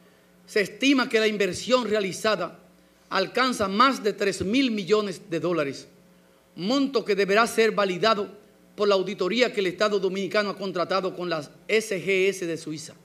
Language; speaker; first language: Spanish; native; Spanish